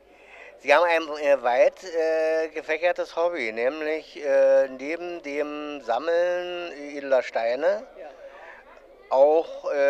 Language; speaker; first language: German; native; German